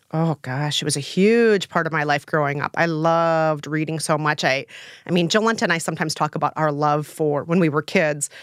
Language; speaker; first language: English; native; English